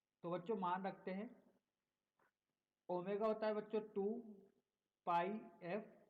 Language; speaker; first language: Hindi; native; Hindi